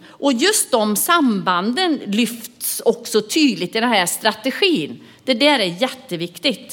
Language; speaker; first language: Swedish; native; Swedish